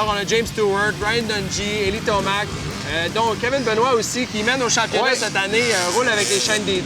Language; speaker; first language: French; native; French